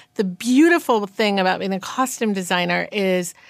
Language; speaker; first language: English; native; English